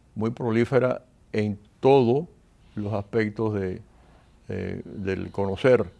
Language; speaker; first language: Spanish; native; Spanish